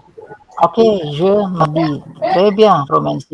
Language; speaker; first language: French; non-native, fluent; Indonesian